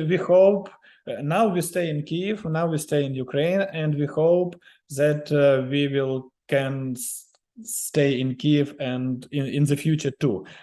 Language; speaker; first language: English; non-native, learner; Ukrainian